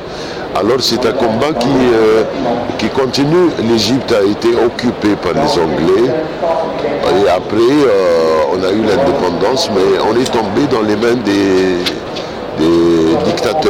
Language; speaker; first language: French; non-native, fluent; Arabic